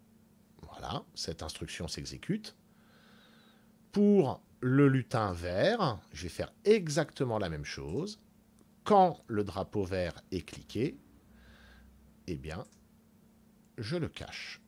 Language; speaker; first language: French; native; French